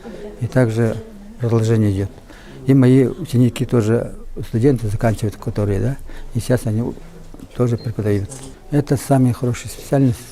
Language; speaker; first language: Russian; non-native, local second language; Yakut